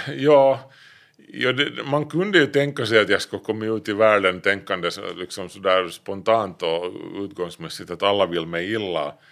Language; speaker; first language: Swedish; native; Swedish